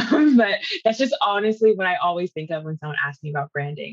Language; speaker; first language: English; native; English